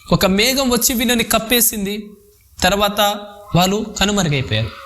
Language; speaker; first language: Telugu; non-native, local second language; Lambadi